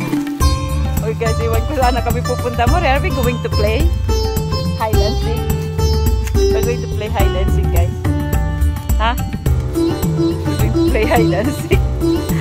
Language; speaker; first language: English; non-native, local second language; Filipino